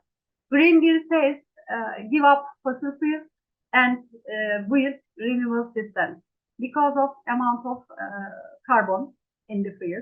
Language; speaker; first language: English; non-native, fluent; Turkish